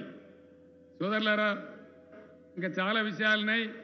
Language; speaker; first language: Hindi; non-native, local second language; Telugu